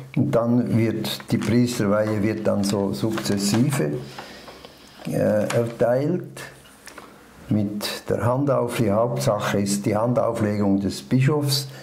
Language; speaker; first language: German; native; German